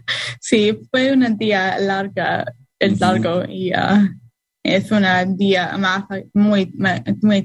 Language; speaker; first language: Spanish; non-native, learner; English